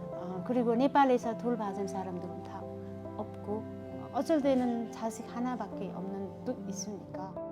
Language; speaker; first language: Korean; non-native, learner; Nepali